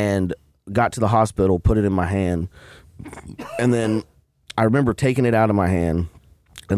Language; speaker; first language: English; native; English